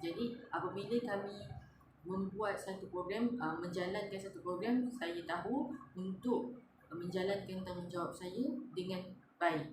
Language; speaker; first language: Malay; native; Malay